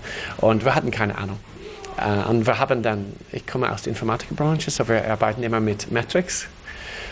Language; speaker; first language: German; non-native, learner; English